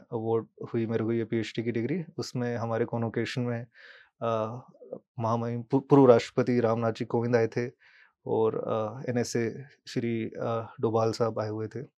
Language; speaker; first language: Hindi; native; Hindi